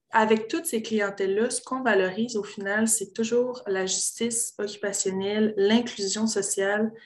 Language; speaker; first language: French; native; French